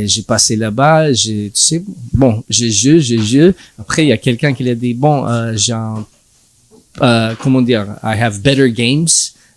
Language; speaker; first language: French; non-native, learner; English